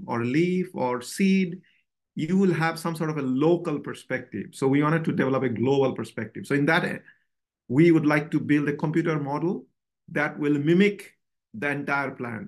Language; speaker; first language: English; non-native, local second language; Bangla